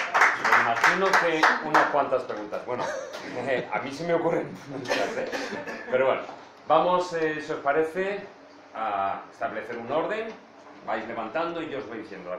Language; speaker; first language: Spanish; native; Spanish